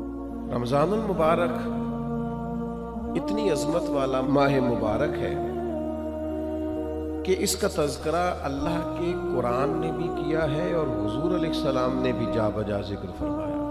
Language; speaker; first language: Urdu; native; Urdu